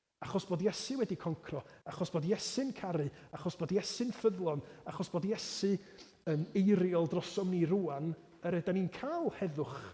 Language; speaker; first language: Welsh; native; Welsh